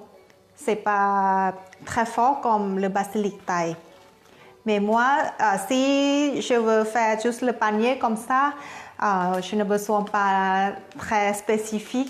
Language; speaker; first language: French; non-native, learner; Thai